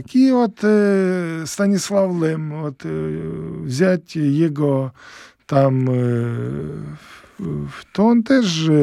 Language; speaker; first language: Polish; non-native, fluent; Ukrainian